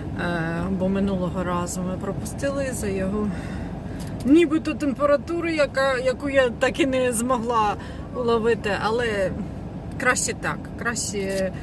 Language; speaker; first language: Ukrainian; non-native, local second language; Russian